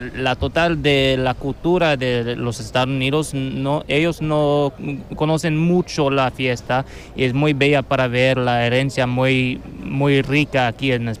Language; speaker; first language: Spanish; non-native, learner; English